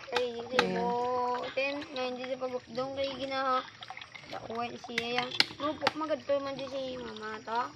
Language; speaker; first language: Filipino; non-native, local second language; Hiligaynon